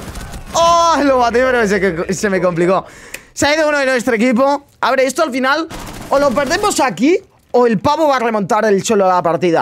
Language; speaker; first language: Spanish; native; Spanish